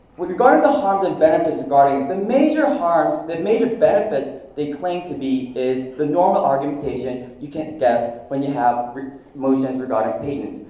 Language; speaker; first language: English; non-native, fluent; Korean